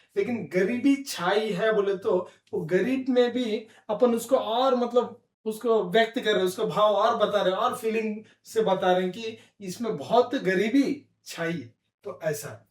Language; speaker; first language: Hindi; non-native, local second language; Telugu